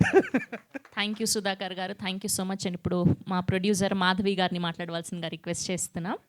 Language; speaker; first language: Telugu; native; Telugu